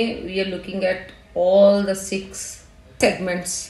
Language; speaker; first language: English; non-native, local second language; Punjabi